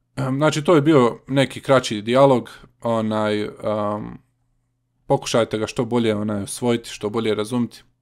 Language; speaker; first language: Bosnian; native; Bosnian